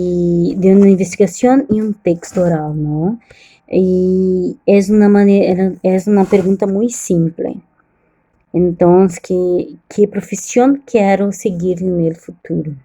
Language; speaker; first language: Spanish; non-native, learner; Portuguese